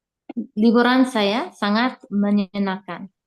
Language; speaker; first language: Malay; non-native, learner; English